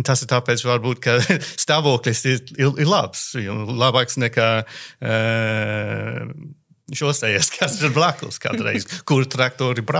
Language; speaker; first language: Latvian; non-native, learner; English